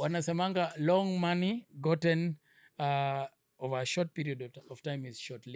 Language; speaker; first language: English; non-native, local second language; Swahili